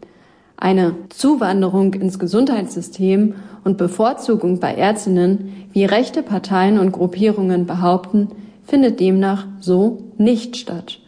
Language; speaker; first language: German; native; German